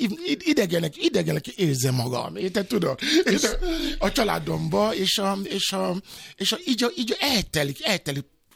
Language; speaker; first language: Hungarian; non-native, fluent; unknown